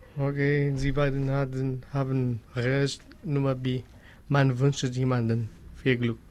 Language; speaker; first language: German; non-native, learner; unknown